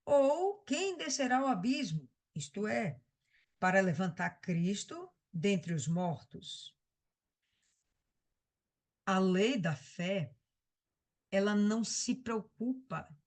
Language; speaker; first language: Portuguese; native; Portuguese